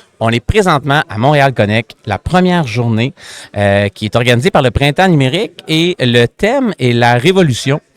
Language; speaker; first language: French; native; French